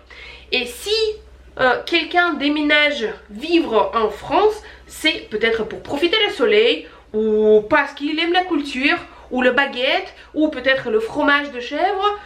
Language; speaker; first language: French; non-native, fluent; Russian